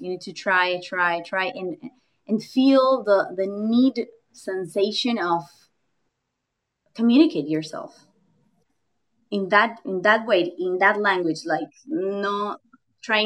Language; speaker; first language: English; non-native, fluent; Spanish